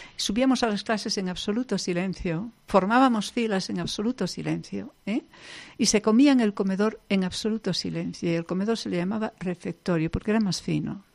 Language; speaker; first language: Spanish; non-native, local second language; Galician